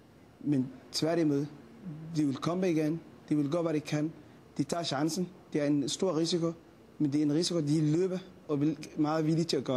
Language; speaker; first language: Danish; non-native, fluent; Somali